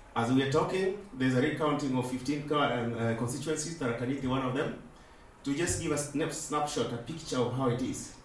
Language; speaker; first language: English; non-native, local second language; Luo (Kenya and Tanzania)